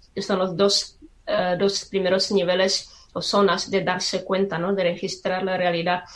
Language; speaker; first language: Spanish; non-native, fluent; Czech